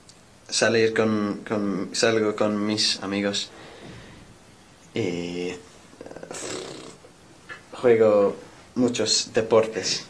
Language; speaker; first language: Spanish; non-native, learner; English